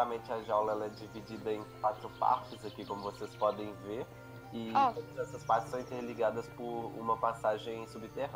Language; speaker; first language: Portuguese; native; Portuguese